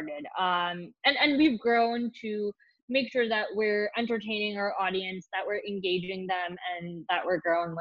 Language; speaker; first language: English; native; English